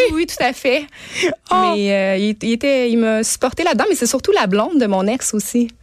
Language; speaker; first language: French; native; French